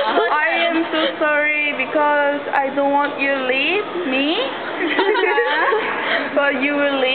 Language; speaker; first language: English; non-native, learner; Korean